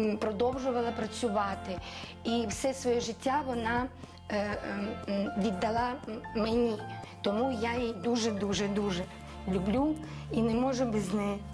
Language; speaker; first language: Ukrainian; non-native, local second language; Russian